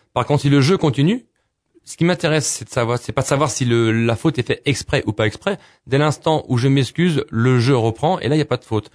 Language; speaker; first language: French; native; French